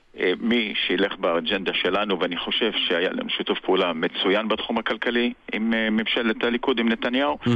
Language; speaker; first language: Hebrew; native; Hebrew